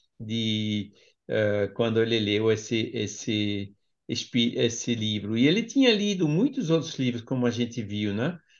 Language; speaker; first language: Portuguese; non-native, fluent; French